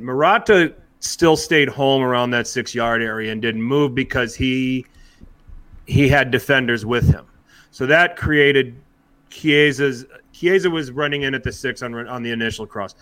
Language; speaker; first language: English; native; English